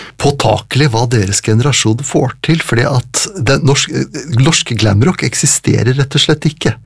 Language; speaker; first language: Norwegian; native; Norwegian